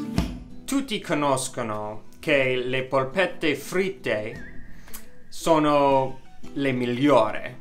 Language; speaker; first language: Italian; non-native, learner; English